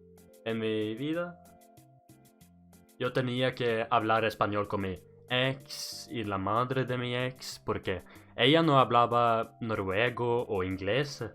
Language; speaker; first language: Spanish; non-native, learner; Norwegian